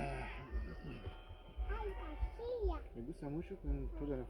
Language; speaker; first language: Spanish; non-native, learner; German